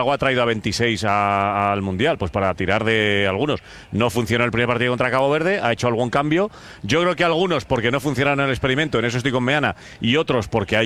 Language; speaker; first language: Spanish; native; Spanish